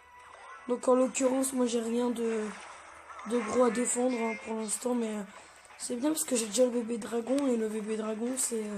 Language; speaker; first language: French; native; French